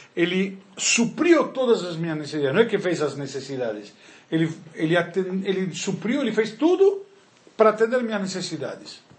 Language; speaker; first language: Portuguese; non-native, fluent; Spanish